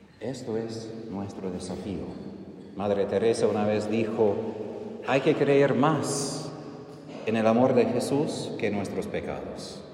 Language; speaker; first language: Spanish; non-native, fluent; English